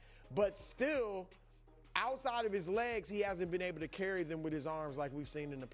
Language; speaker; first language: English; native; English